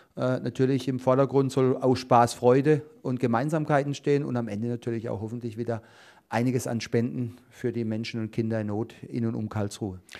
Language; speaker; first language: German; native; German